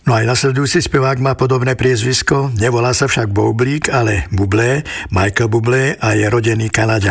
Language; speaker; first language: Slovak; native; Slovak